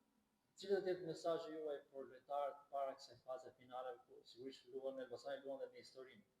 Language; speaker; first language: Albanian; native; Albanian